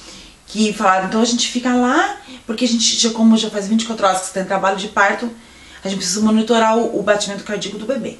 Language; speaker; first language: Portuguese; native; Portuguese